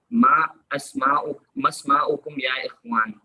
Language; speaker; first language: Arabic; non-native, learner; Urdu